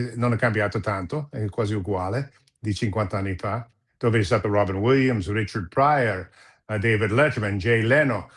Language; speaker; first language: Italian; non-native, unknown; English